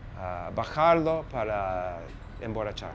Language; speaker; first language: Spanish; non-native, learner; English